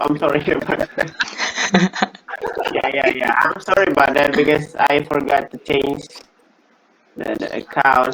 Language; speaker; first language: English; non-native, learner; Indonesian